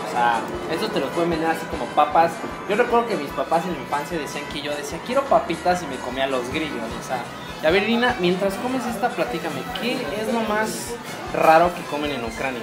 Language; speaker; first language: Spanish; native; Spanish